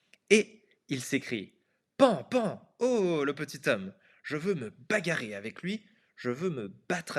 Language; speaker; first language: French; non-native, fluent; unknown